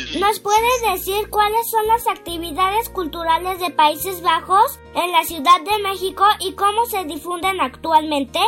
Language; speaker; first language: Spanish; non-native, fluent; Dutch